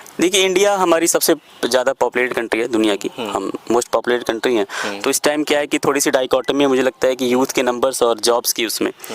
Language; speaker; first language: Hindi; native; Hindi